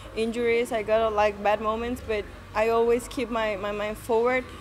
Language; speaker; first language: English; non-native, fluent; Spanish